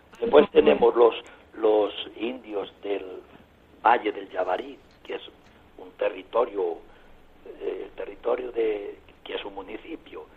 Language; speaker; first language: Spanish; native; Spanish